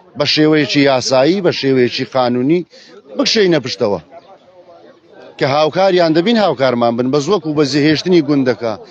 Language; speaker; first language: Central Kurdish; native; Central Kurdish